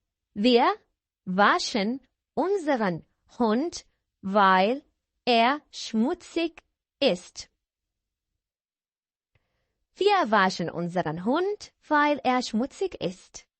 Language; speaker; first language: German; non-native, fluent; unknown